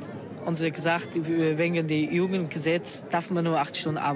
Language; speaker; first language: German; non-native, learner; Portuguese